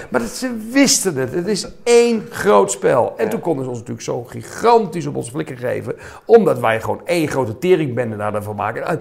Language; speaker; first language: Dutch; native; Dutch